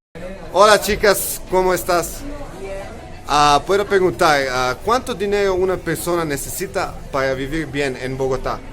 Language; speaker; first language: Spanish; non-native, learner; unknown